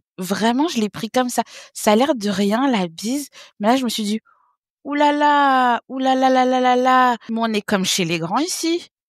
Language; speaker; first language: French; early bilingual, other home language; Haitian Creole